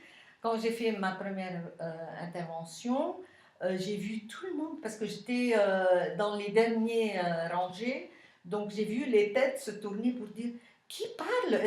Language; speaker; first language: French; non-native, local second language; Arabic